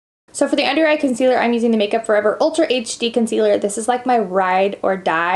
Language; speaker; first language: English; native; English